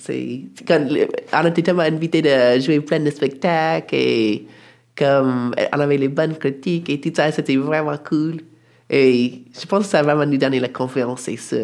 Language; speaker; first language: French; non-native, fluent; English